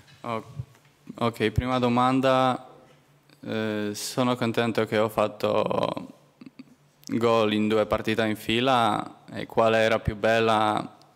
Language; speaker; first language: Italian; non-native, learner; Polish